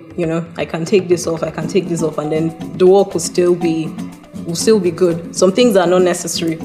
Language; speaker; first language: English; non-native, local second language; Hausa